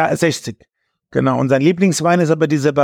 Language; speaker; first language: German; native; German